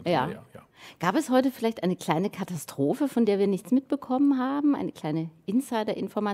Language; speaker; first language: German; native; German